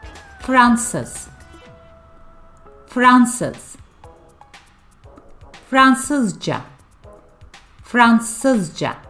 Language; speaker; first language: Turkish; non-native, fluent; English